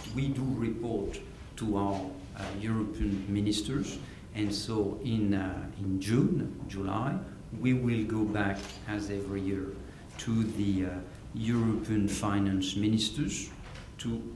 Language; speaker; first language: English; non-native, fluent; French